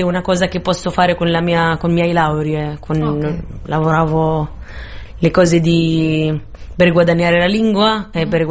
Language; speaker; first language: Italian; non-native, fluent; Arabic